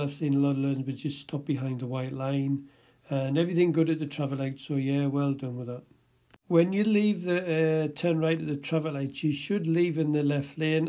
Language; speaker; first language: English; native; English